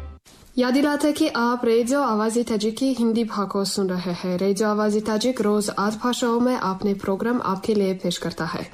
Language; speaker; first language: Hindi; non-native, fluent; Tajik